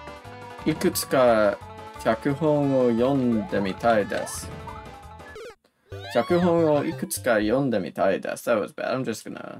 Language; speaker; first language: Japanese; non-native, learner; English